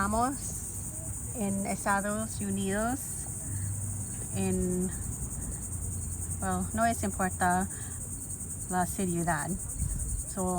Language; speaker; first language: Spanish; non-native, learner; Lao